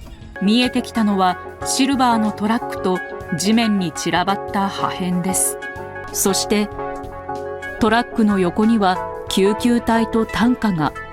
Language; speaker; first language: Japanese; native; Japanese